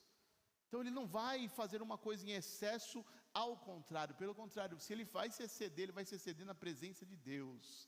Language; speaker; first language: Portuguese; native; Portuguese